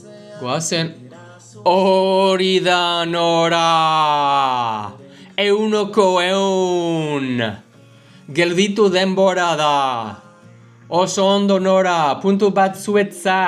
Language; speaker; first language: Basque; non-native, learner; English